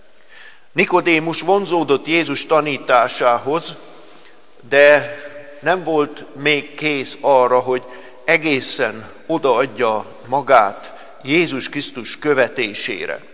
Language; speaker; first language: Hungarian; native; Hungarian